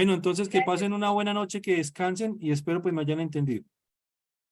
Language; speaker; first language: Spanish; native; Spanish